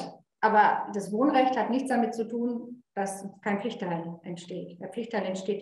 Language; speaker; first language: German; native; German